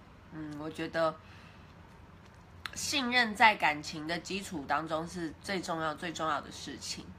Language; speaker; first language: Chinese; native; Chinese